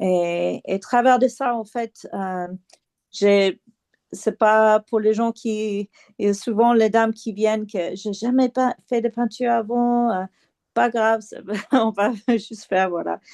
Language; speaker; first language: French; non-native, fluent; English